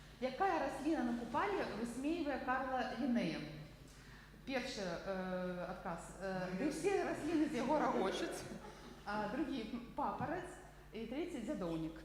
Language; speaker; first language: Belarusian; non-native, local second language; Russian